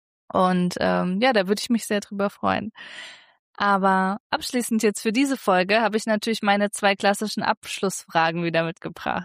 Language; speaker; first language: German; native; German